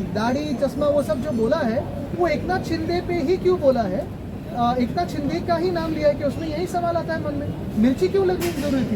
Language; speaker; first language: Hindi; non-native, local second language; Marathi